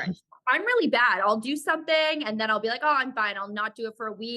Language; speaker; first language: English; native; English